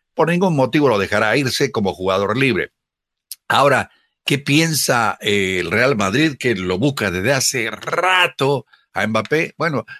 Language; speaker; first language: Spanish; native; Spanish